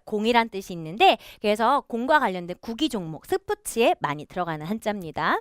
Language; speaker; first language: Korean; native; Korean